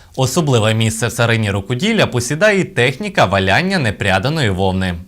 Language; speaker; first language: Ukrainian; native; Ukrainian